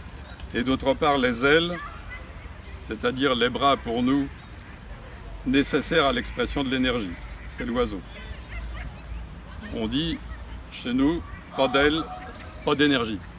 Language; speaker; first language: French; native; French